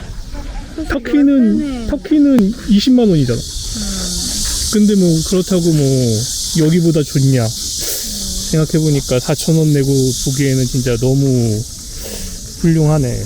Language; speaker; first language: Korean; native; Korean